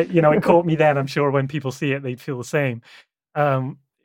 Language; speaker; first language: English; native; English